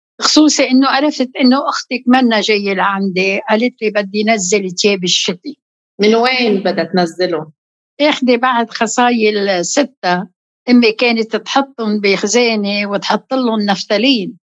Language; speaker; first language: Arabic; native; Arabic